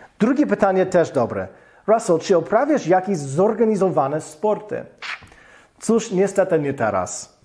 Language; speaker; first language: Polish; non-native, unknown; English